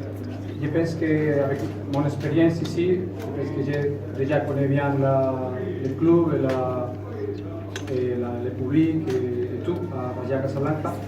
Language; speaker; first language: French; non-native, fluent; Spanish